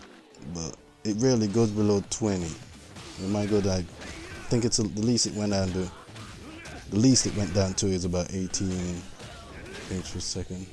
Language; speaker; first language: English; native; English